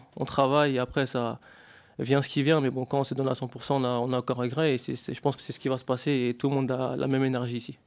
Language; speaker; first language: French; native; French